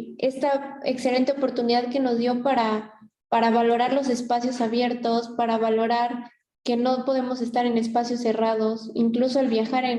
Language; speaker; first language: Spanish; native; Spanish